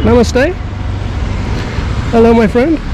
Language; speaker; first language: English; native; English